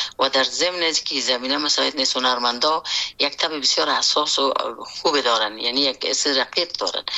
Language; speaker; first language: Persian; native; Persian